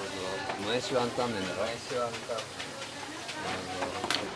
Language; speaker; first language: Japanese; native; Japanese